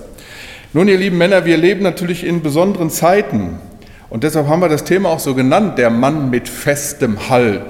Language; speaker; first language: German; native; German